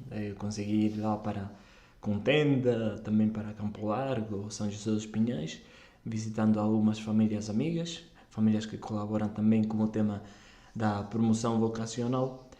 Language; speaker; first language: Portuguese; early bilingual, heritage; Portuguese